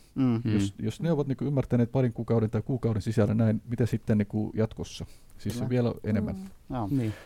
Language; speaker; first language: Finnish; non-native, fluent; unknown